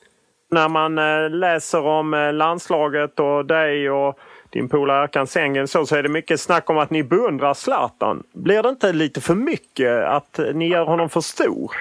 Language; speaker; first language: Swedish; native; Swedish